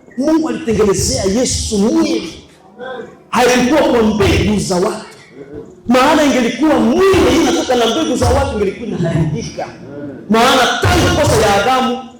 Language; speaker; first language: Swahili; native; Swahili